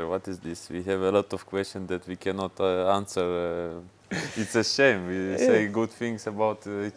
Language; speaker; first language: English; non-native, fluent; Russian